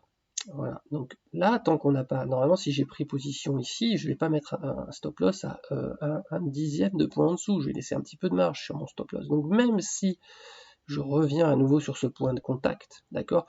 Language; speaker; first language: French; native; French